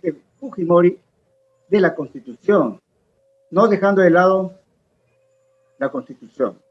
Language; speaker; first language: Spanish; native; Spanish